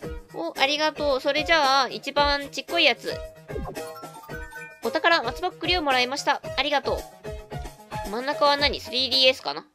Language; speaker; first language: Japanese; native; Japanese